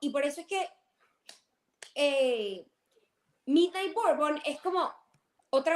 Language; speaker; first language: Spanish; native; Spanish